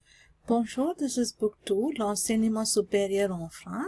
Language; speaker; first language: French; non-native, learner; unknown